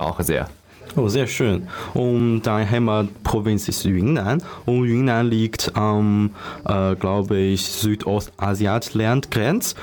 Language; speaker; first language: German; non-native, learner; Chinese